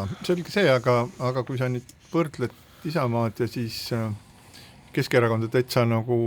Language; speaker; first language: Estonian; native; Estonian